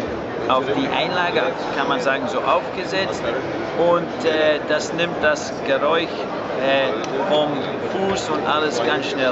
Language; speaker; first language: German; non-native, fluent; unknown